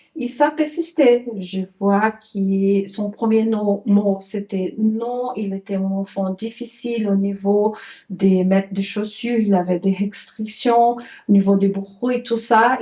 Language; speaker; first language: French; non-native, fluent; Portuguese